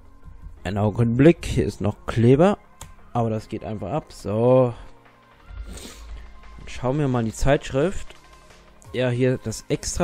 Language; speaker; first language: German; native; German